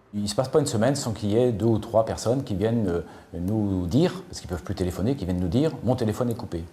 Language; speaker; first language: French; native; French